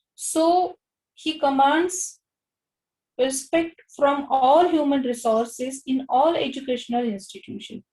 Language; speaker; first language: English; non-native, local second language; Marathi